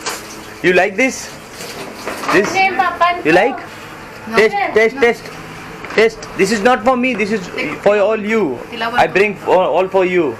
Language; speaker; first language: English; non-native, learner; Hindi